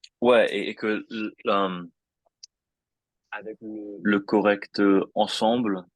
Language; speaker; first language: French; non-native, fluent; English